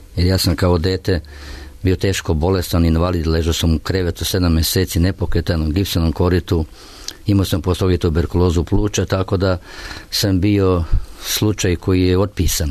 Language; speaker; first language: Serbian; native; Serbian